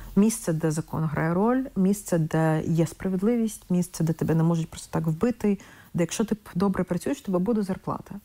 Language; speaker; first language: Ukrainian; non-native, local second language; Russian